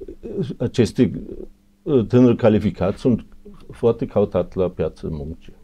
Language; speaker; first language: Romanian; non-native, learner; German